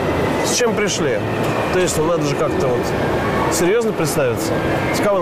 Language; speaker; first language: Russian; native; Russian